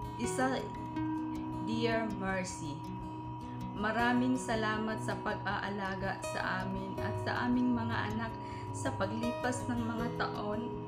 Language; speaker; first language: Filipino; native; Filipino